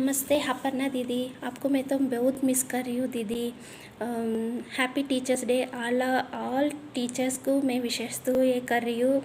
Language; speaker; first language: Hindi; non-native, local second language; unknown